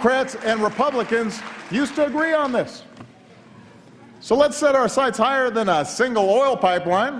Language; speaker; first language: English; native; English